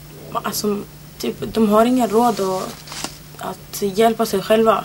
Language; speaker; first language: Swedish; early bilingual, other home language; Arabic